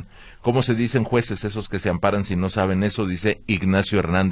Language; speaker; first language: Spanish; native; Spanish